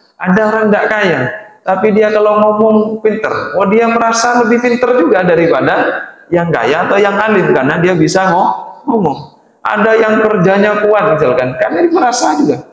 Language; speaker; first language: Indonesian; non-native, local second language; Madurese